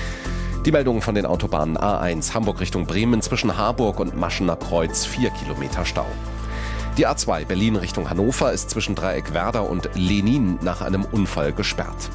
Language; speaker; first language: German; native; German